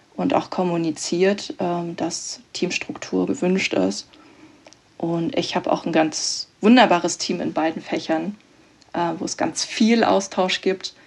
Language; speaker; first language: German; native; German